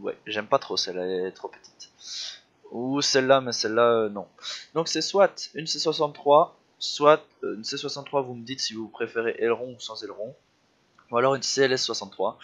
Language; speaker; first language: French; native; French